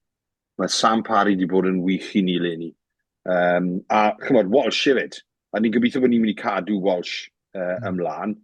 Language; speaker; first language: Welsh; native; Welsh